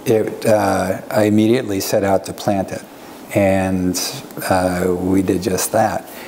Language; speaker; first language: English; native; English